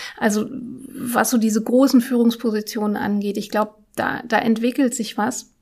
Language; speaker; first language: German; early bilingual, other home language; Russian